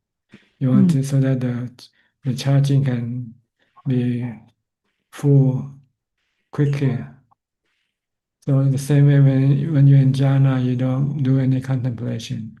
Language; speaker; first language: English; non-native, fluent; Thai